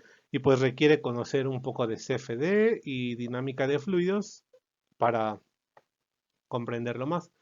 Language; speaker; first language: Spanish; native; Spanish